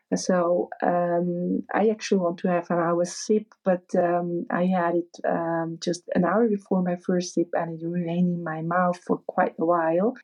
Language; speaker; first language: English; non-native, fluent; German